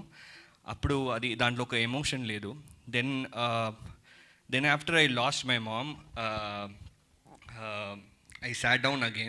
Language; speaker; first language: Telugu; early bilingual, heritage; Telugu